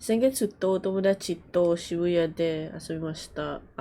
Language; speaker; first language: Japanese; non-native, learner; English